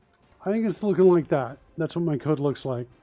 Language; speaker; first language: English; native; English